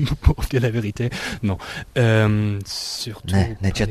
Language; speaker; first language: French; non-native, learner; Czech